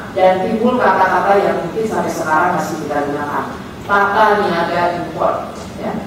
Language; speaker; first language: Indonesian; native; Indonesian